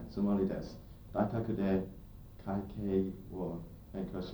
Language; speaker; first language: Japanese; non-native, learner; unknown